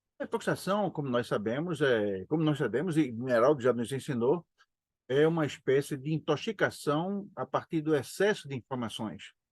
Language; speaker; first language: Portuguese; native; Portuguese